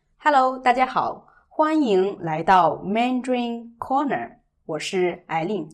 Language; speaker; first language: Chinese; native; Chinese